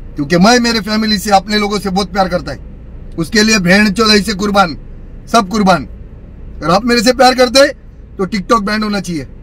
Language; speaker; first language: Hindi; non-native, local second language; Marathi